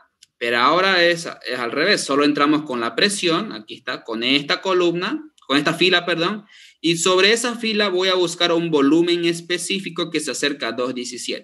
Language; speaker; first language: Spanish; native; Spanish